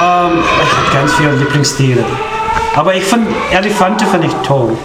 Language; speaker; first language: German; non-native, fluent; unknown